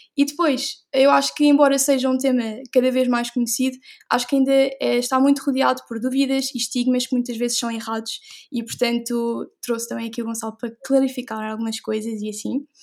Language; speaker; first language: Portuguese; native; Portuguese